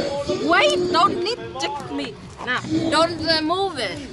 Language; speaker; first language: English; non-native, learner; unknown